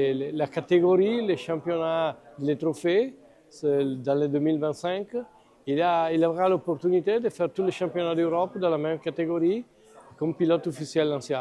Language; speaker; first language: French; non-native, fluent; Italian